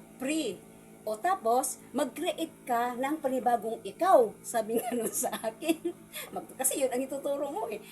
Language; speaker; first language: Filipino; non-native, local second language; Cebuano